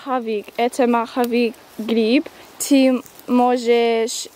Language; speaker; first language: Russian; non-native, learner; English